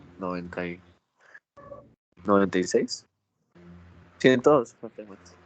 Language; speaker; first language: Spanish; native; Spanish